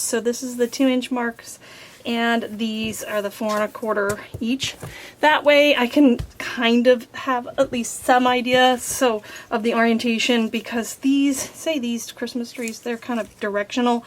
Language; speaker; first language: English; native; English